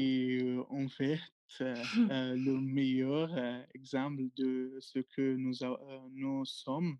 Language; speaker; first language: French; non-native, fluent; Arabic